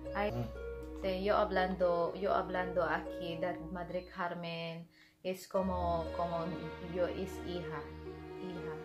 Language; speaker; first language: Spanish; non-native, learner; Filipino